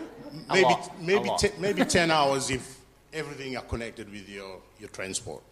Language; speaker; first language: English; non-native, fluent; Fijian